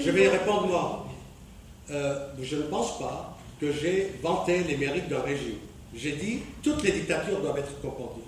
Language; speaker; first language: French; native; French